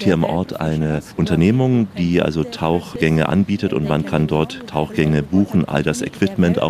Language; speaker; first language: German; native; German